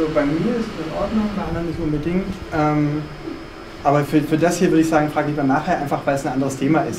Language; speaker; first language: German; native; German